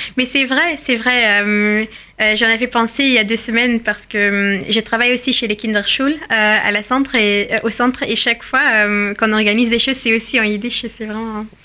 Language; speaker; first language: French; non-native, fluent; Irish